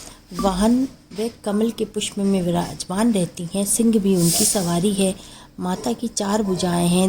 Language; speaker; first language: Hindi; native; Hindi